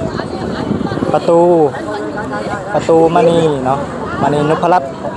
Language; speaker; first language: Thai; non-native, local second language; Northeastern Thai